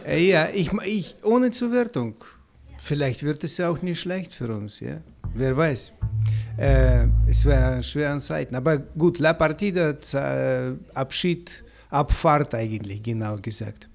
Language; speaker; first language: German; non-native, fluent; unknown